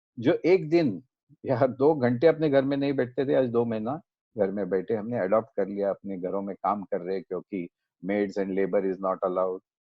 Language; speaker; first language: Hindi; non-native, local second language; Marathi